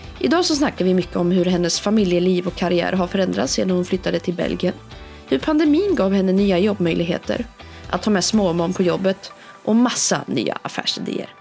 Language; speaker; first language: Swedish; native; Swedish